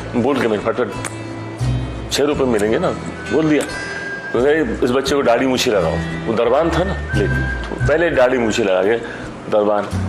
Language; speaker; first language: Hindi; native; Hindi